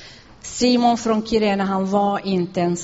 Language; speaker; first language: Swedish; non-native, fluent; Arabic